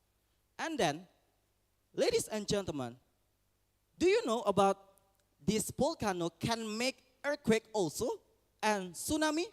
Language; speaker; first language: English; non-native, learner; Indonesian